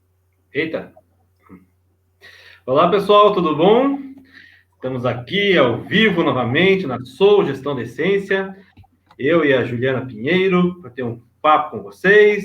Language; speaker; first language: Portuguese; native; Portuguese